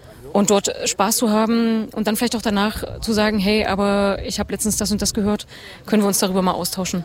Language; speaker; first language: German; native; German